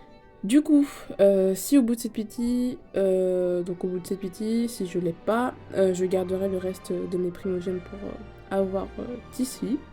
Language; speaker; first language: French; native; French